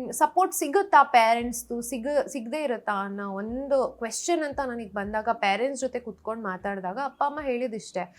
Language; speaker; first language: Kannada; non-native, local second language; Rajasthani